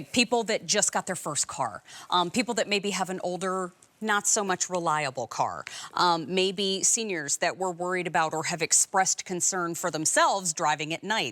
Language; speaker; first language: English; native; English